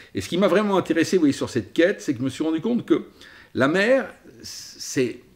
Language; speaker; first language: French; native; French